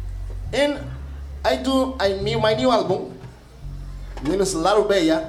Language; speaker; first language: English; non-native, learner; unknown